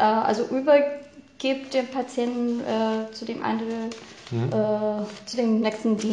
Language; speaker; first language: German; non-native, fluent; Filipino